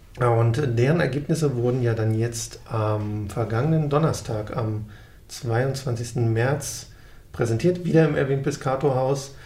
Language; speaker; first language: German; native; German